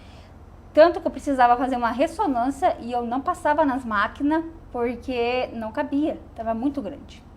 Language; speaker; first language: Portuguese; native; Portuguese